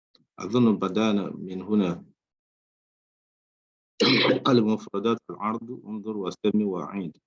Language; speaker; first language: Arabic; non-native, fluent; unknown